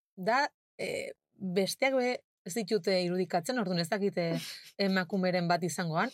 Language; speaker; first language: Basque; non-native, local second language; Spanish